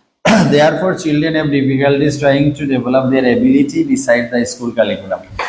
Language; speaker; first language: English; non-native, local second language; Bangla